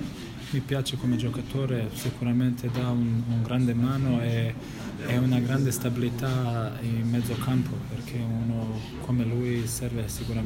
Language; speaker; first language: Italian; non-native, fluent; Bosnian